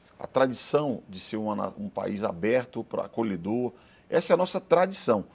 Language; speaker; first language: Portuguese; native; Portuguese